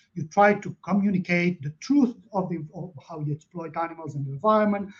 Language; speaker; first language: English; non-native, fluent; Catalan